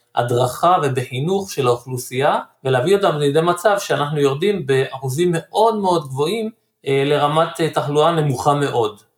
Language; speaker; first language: Hebrew; native; Hebrew